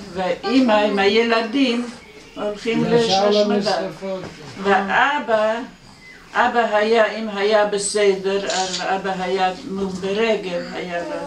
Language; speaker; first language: Hebrew; non-native, fluent; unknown